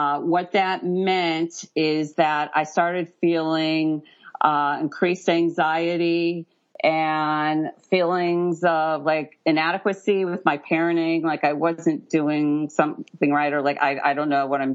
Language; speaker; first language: English; native; English